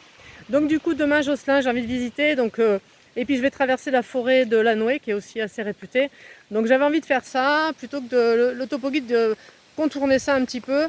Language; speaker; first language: French; native; French